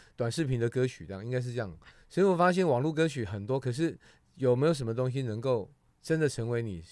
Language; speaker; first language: Chinese; non-native, local second language; Hakka Chinese